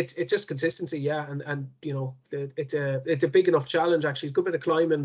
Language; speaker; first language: English; native; English